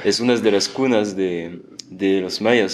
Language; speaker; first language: Spanish; non-native, fluent; French